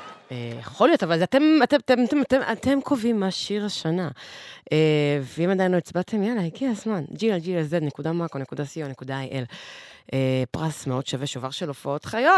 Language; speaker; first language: Hebrew; native; Hebrew